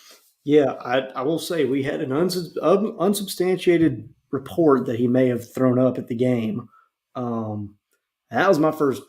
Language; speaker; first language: English; native; English